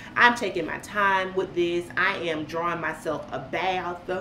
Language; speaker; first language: English; native; English